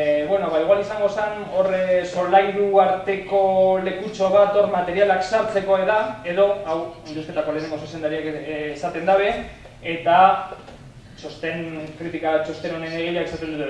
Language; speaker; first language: Basque; early bilingual, heritage; Basque